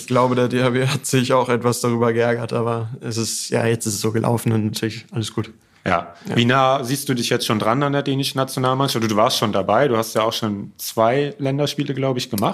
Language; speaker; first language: German; native; German